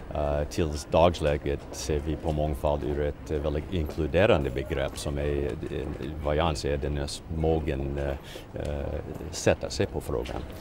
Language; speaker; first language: Swedish; non-native, fluent; English